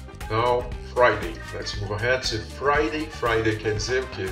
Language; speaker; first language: English; non-native, fluent; Portuguese